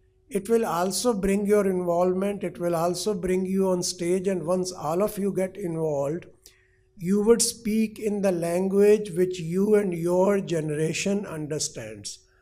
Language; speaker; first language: English; non-native, local second language; Punjabi